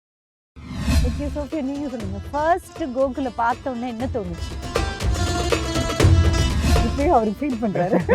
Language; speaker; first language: Tamil; native; Tamil